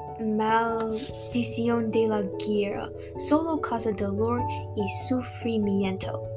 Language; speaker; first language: Spanish; non-native, learner; English